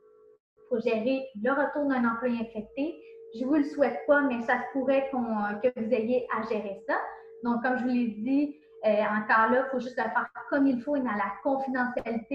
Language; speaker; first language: French; native; French